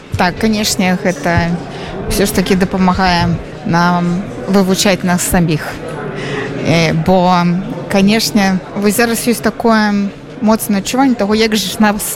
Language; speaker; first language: Belarusian; non-native, local second language; Russian